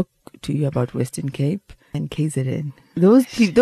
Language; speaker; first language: English; non-native, local second language; Xhosa